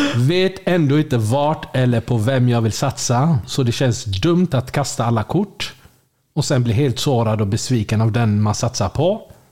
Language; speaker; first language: Swedish; early bilingual, other home language; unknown